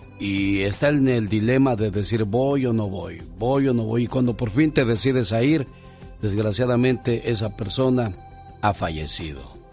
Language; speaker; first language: Spanish; native; Spanish